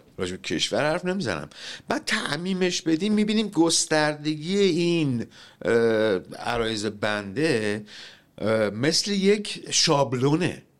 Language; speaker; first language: Persian; native; Persian